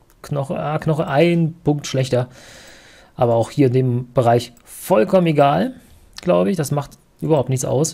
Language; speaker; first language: German; native; German